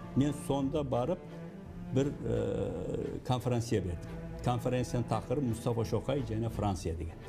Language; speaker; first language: Kazakh; early bilingual, heritage; Kazakh